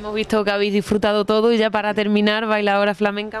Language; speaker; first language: Spanish; native; Spanish